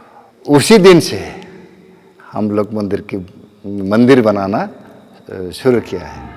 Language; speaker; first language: Hindi; non-native, local second language; Bodo